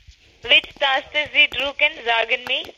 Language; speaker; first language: German; non-native, learner; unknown